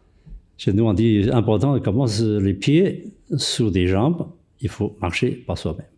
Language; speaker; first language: French; non-native, fluent; Chinese